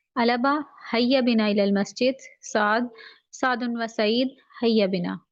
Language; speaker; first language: Urdu; native; Urdu